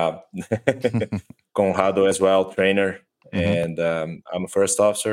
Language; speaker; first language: English; non-native, fluent; Portuguese